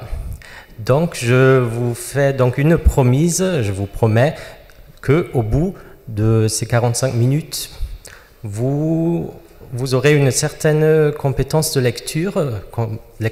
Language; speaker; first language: French; non-native, fluent; German